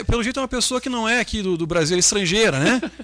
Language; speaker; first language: Portuguese; native; Portuguese